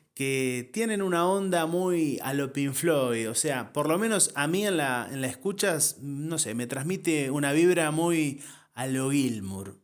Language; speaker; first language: Spanish; native; Spanish